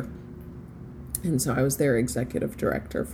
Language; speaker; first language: English; native; English